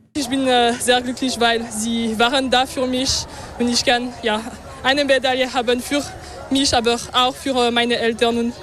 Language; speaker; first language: German; non-native, local second language; French